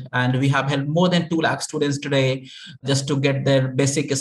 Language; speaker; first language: English; non-native, local second language; Hindi